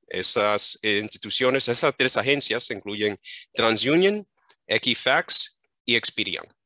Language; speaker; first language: Spanish; early bilingual, heritage; English